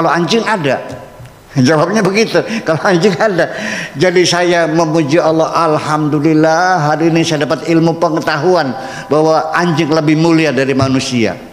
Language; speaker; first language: Indonesian; native; Indonesian